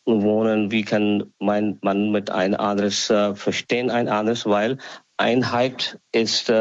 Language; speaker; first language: German; non-native, learner; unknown